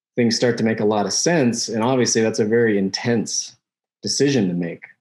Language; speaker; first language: English; native; English